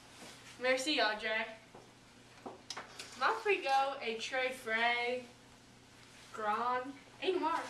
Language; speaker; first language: French; non-native, learner; English